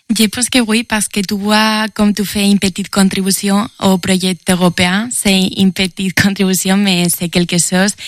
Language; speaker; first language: French; non-native, learner; Spanish